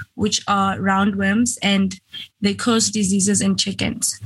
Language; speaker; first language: English; non-native, local second language; Venda